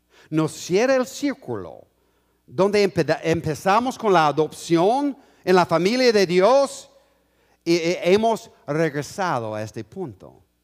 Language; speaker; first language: Spanish; non-native, fluent; English